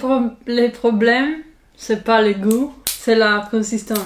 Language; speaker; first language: French; non-native, learner; Italian